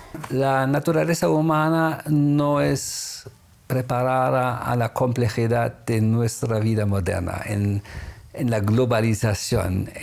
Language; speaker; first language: Spanish; non-native, fluent; German